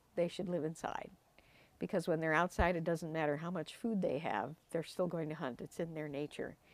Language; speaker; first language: English; native; English